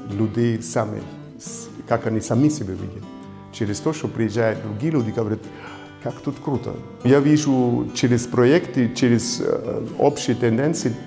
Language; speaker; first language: Ukrainian; non-native, fluent; German